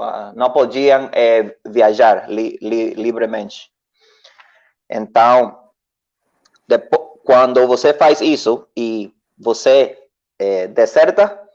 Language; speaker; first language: Portuguese; non-native, learner; Spanish